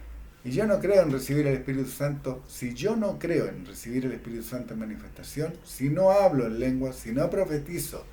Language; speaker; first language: Spanish; native; Spanish